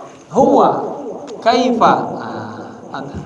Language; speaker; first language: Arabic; non-native, fluent; Indonesian